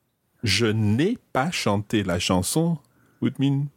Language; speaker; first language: French; non-native, fluent; English